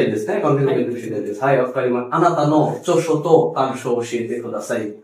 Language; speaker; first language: Japanese; non-native, fluent; Bangla